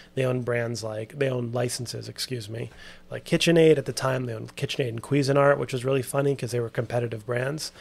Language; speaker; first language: English; native; English